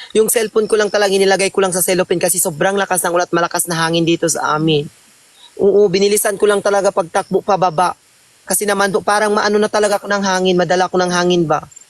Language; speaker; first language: Filipino; non-native, local second language; Cebuano